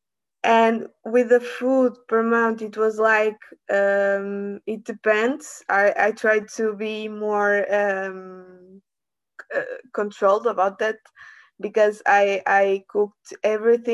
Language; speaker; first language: English; non-native, learner; Portuguese